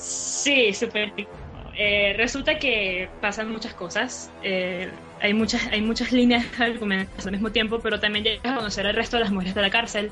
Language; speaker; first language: Spanish; native; Spanish